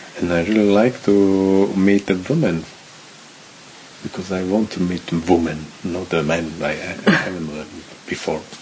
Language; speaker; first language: English; non-native, learner; Slovak